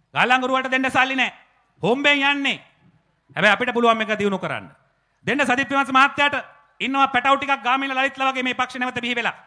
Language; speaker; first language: Sinhala; native; Sinhala